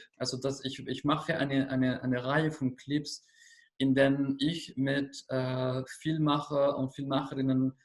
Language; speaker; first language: German; non-native, learner; Spanish